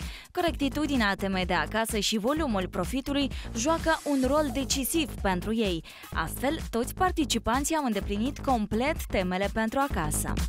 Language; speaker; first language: Romanian; native; Romanian